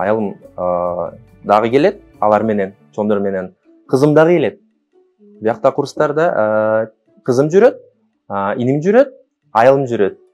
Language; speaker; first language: Kyrgyz; non-native, local second language; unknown